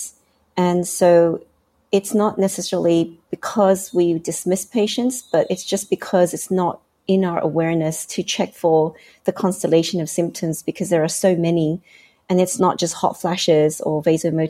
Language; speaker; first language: English; non-native, local second language; Cantonese